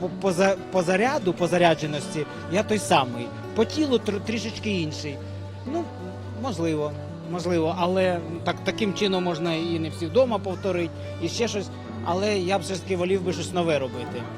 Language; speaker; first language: Ukrainian; native; Ukrainian